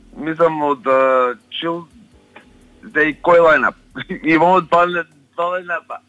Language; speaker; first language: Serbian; non-native, learner; Slovenian